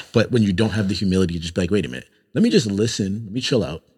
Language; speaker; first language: English; native; English